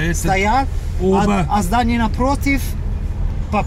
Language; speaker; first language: Russian; non-native, learner; Italian